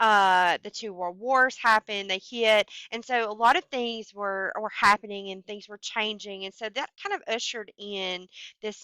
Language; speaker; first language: English; native; English